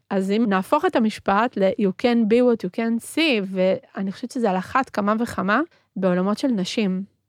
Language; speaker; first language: Hebrew; early bilingual, other home language; Spanish